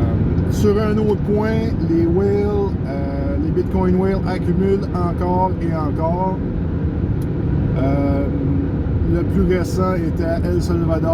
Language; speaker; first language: French; native; French